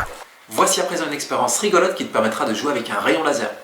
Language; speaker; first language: French; native; French